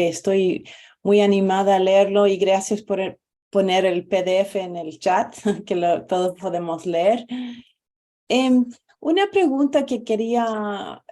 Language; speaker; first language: Spanish; non-native, fluent; English